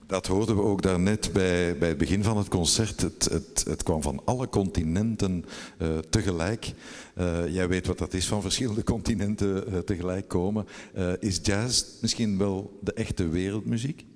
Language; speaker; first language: Dutch; native; Dutch